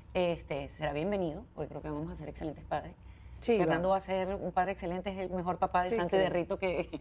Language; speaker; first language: Spanish; native; Spanish